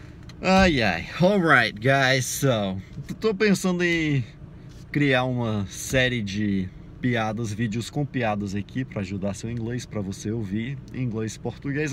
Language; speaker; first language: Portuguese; non-native, fluent; English